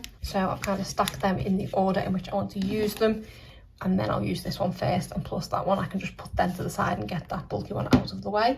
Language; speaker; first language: English; native; English